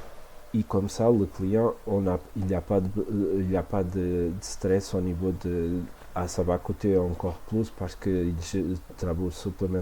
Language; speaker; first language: French; non-native, fluent; Portuguese